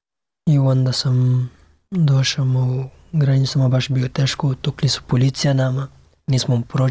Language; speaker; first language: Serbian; non-native, learner; Pashto